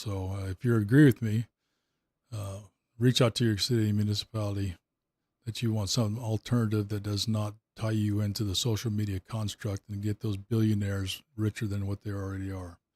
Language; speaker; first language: English; native; English